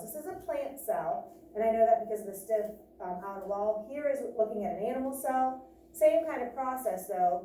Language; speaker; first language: English; native; English